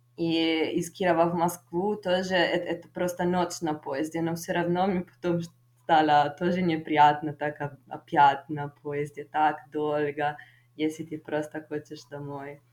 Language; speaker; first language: Russian; non-native, fluent; Italian